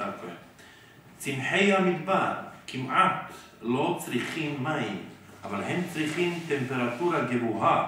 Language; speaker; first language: Hebrew; non-native, fluent; Serbian